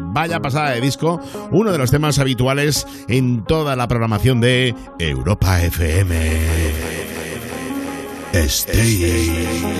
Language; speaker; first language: Spanish; native; Spanish